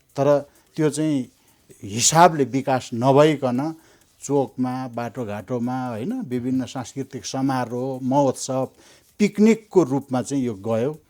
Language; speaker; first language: Nepali; non-native, local second language; Eastern Tamang